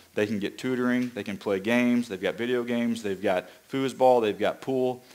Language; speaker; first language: English; native; English